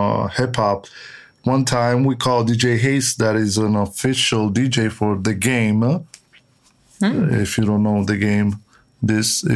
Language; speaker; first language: English; non-native, fluent; Italian